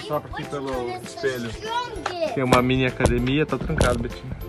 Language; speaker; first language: Portuguese; native; Portuguese